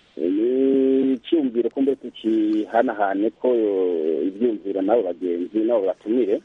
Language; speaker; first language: Rundi; native; Rundi